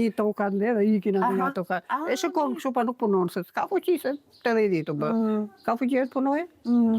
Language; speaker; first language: Albanian; native; Albanian